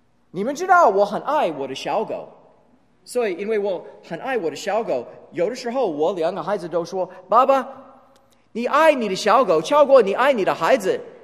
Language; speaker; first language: Chinese; non-native, fluent; English